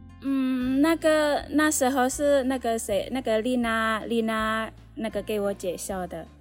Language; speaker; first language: Chinese; non-native, learner; Indonesian